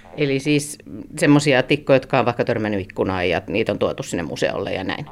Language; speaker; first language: Finnish; native; Finnish